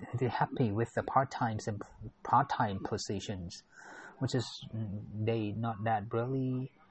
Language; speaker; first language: English; non-native, fluent; Thai